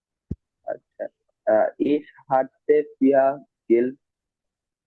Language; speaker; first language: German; non-native, learner; Bangla